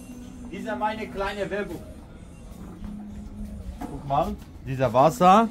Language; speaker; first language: German; non-native, learner; Turkish